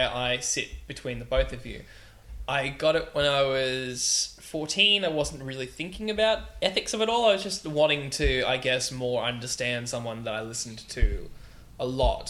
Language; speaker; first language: English; native; English